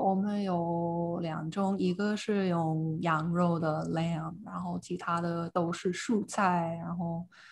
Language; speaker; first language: Chinese; non-native, fluent; English